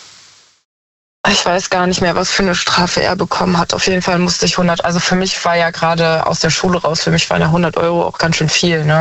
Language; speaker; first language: German; native; German